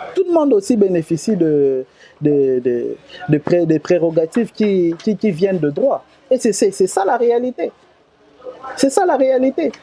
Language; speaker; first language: French; non-native, local second language; Lingala